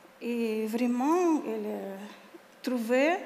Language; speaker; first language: French; non-native, learner; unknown